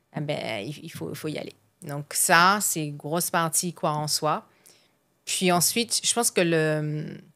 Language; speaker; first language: French; native; French